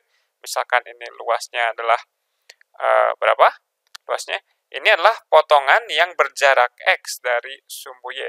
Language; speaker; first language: Indonesian; native; Indonesian